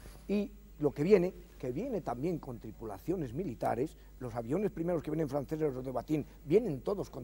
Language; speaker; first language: Spanish; native; Spanish